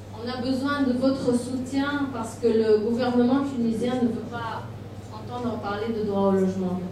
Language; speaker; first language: French; non-native, local second language; Arabic